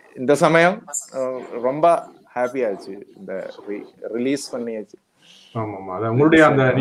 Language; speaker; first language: Tamil; non-native, learner; Malayalam